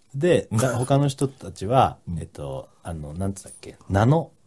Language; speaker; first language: Japanese; native; Japanese